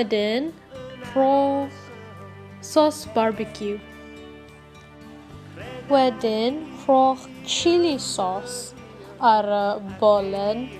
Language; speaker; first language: Welsh; non-native, learner; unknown